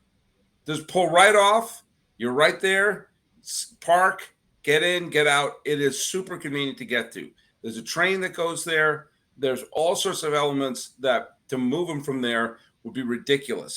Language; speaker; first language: English; native; English